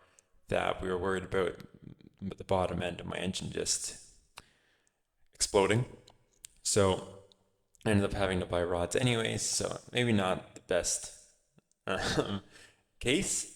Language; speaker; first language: English; native; English